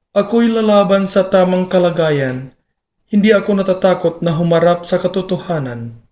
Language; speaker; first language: Filipino; non-native, local second language; Iloko